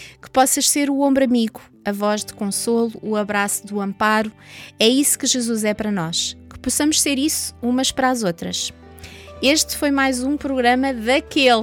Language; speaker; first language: Portuguese; native; Portuguese